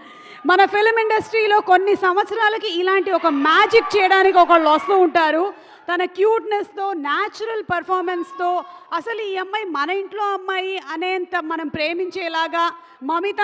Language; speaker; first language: Telugu; native; Telugu